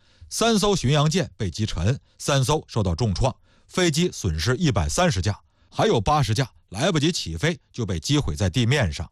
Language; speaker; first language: Chinese; native; Chinese